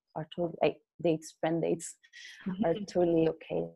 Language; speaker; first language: English; non-native, fluent; Dutch